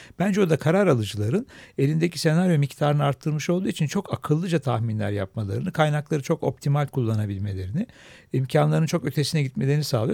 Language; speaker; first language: Turkish; native; Turkish